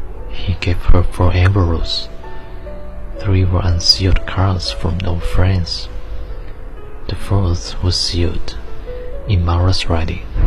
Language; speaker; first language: English; non-native, fluent; Chinese